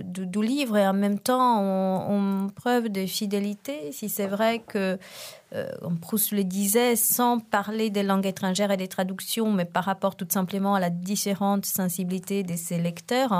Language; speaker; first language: French; non-native, fluent; Italian